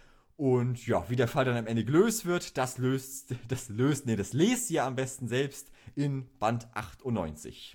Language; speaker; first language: German; native; German